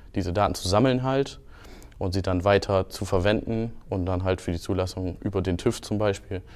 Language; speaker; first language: German; native; German